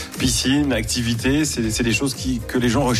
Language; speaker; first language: French; native; French